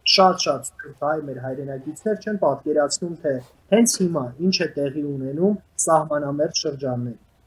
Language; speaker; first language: Armenian; native; Armenian